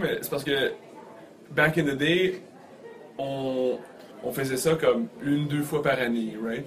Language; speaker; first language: French; native; French